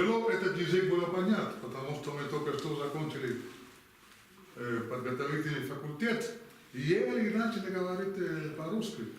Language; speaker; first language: Russian; non-native, fluent; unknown